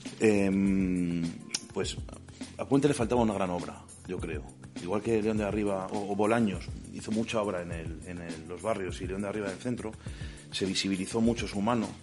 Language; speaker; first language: Spanish; native; Spanish